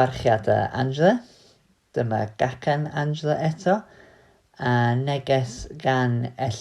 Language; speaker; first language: Welsh; native; Welsh